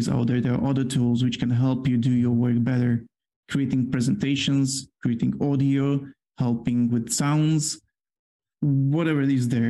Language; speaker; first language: English; non-native, fluent; Polish